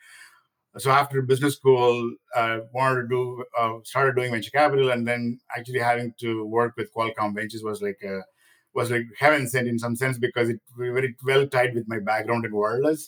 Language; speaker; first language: English; non-native, local second language; Tamil